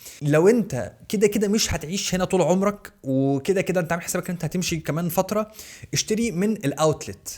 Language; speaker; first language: Arabic; native; Arabic